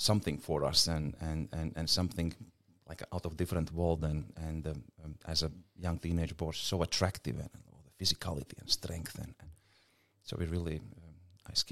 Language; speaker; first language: English; non-native, fluent; Latvian